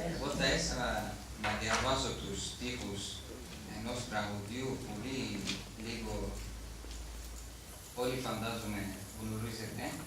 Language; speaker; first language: Greek; non-native, learner; Arabic